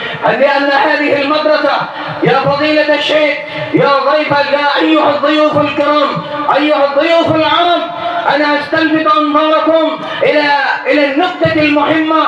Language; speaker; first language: Arabic; non-native, fluent; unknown